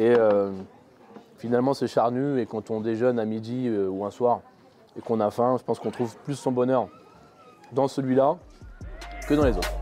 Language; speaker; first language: French; native; French